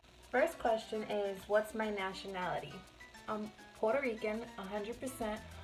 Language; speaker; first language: English; early bilingual, other home language; Spanish